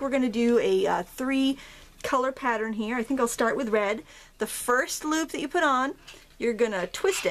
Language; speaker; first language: English; native; English